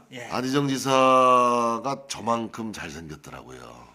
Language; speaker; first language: Korean; native; Korean